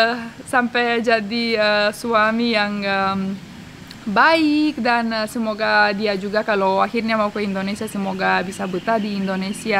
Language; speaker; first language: Indonesian; non-native, fluent; Romanian